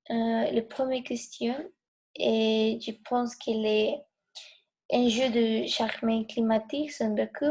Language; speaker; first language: French; non-native, learner; Spanish